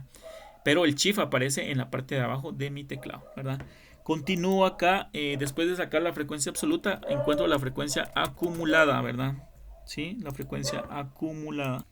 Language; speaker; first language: Spanish; native; Spanish